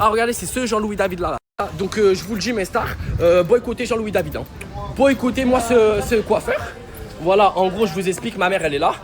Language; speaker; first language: French; native; French